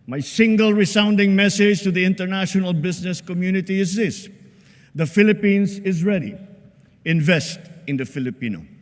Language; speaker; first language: English; non-native, local second language; Filipino